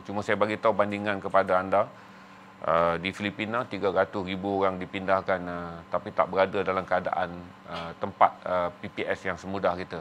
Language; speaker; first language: Malay; native; Malay